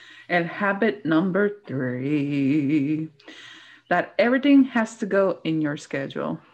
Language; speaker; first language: English; early bilingual, other home language; Spanish